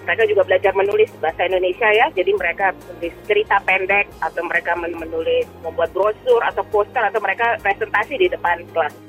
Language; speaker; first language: Indonesian; native; Indonesian